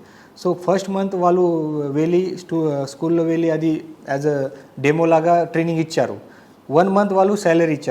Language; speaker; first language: Telugu; non-native, fluent; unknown